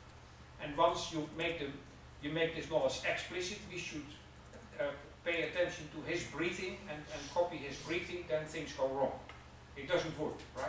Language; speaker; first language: English; non-native, fluent; Dutch